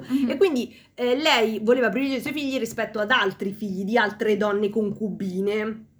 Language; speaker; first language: Italian; early bilingual, other home language; Spanish